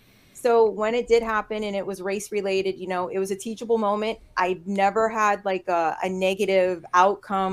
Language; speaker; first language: English; native; English